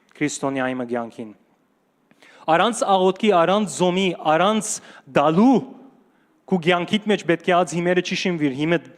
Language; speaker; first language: Armenian; early bilingual, heritage; Armenian